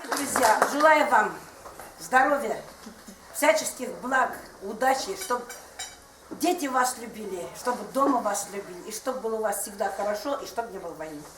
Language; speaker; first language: Russian; non-native, local second language; Udmurt